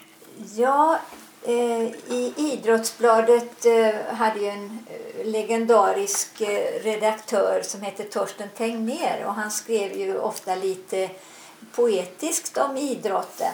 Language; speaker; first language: Swedish; native; Swedish